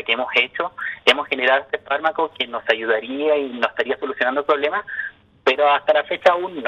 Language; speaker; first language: Spanish; native; Spanish